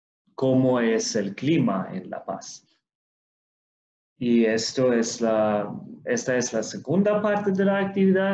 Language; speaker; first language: Spanish; non-native, fluent; Swedish